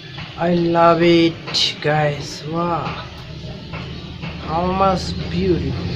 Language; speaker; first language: English; non-native, learner; Bangla